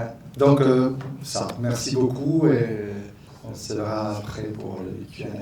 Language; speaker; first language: French; non-native, fluent; Spanish